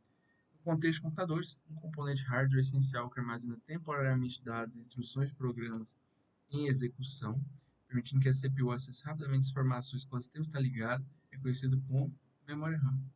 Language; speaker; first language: Portuguese; native; Portuguese